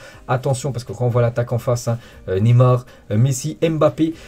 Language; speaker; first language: French; native; French